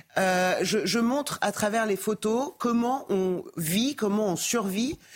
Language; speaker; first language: French; early bilingual, other home language; Persian